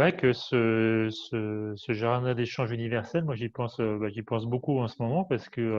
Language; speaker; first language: French; native; French